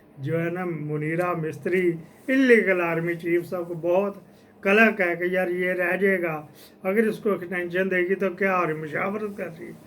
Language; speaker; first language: Urdu; non-native, local second language; Punjabi